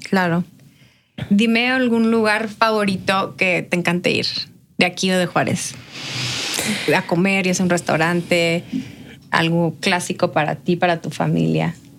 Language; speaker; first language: Spanish; native; Spanish